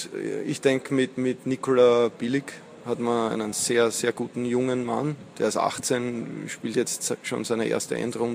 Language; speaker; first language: German; native; German